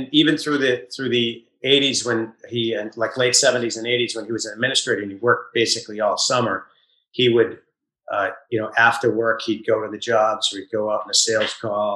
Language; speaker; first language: English; native; English